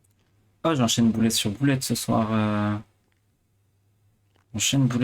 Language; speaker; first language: French; native; French